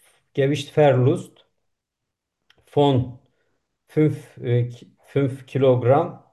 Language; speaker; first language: German; non-native, learner; Turkish